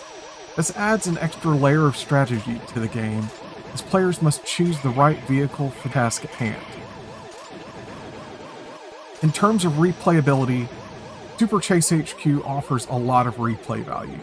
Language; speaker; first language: English; native; English